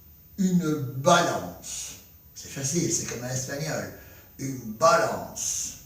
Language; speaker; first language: French; non-native, fluent; Spanish